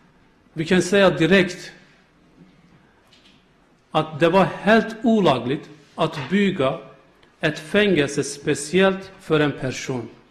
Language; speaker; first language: Swedish; non-native, learner; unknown